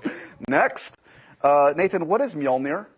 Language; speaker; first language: English; native; English